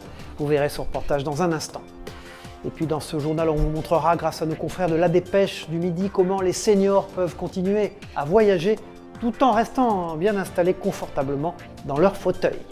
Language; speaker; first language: French; native; French